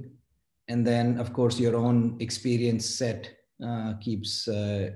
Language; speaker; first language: English; non-native, local second language; Gujarati